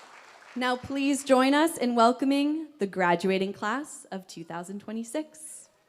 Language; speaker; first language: English; native; English